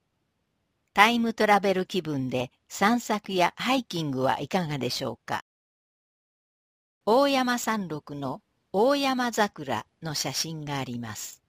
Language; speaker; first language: Japanese; native; Japanese